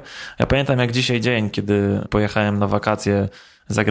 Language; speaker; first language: Polish; native; Polish